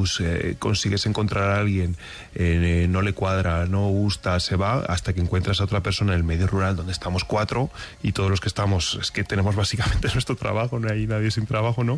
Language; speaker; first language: Spanish; native; Spanish